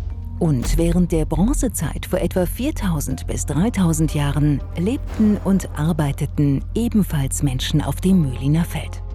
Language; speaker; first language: German; native; German